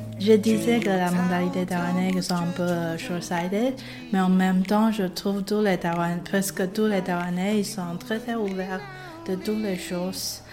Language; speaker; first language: French; non-native, fluent; Chinese